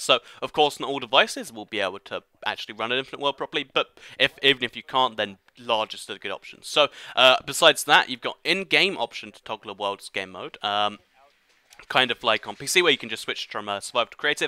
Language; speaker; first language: English; native; English